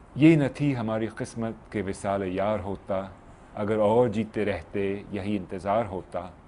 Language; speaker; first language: Urdu; non-native, fluent; English